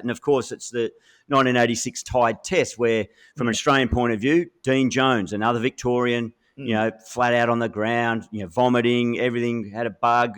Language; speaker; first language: English; native; English